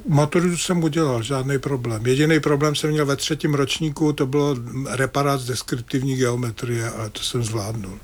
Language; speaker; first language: Czech; native; Czech